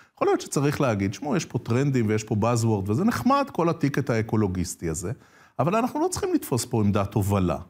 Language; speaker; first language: Hebrew; native; Hebrew